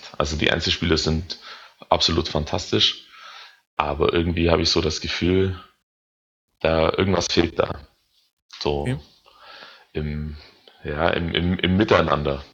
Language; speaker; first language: German; native; German